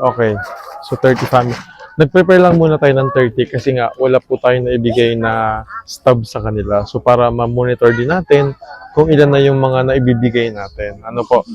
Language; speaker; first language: Filipino; native; Filipino